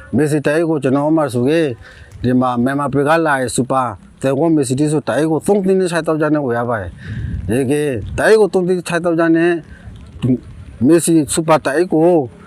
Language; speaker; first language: Burmese; native; Burmese